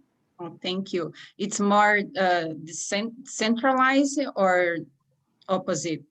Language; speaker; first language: English; non-native, learner; Portuguese